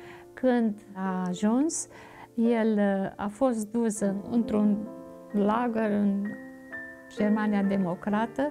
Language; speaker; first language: Romanian; non-native, local second language; German